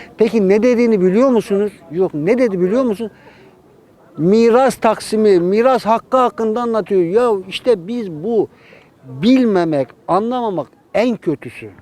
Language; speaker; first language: Turkish; native; Turkish